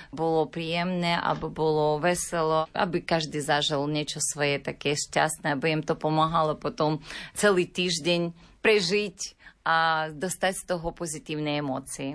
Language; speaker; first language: Slovak; non-native, learner; Ukrainian